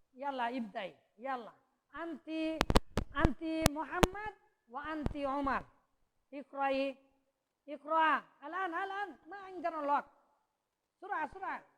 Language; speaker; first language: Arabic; non-native, fluent; Bangla